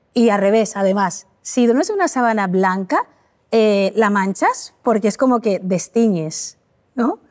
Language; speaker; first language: Spanish; early bilingual, other home language; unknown